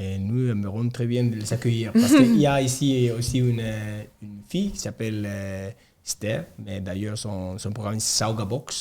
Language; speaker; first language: French; non-native, learner; Spanish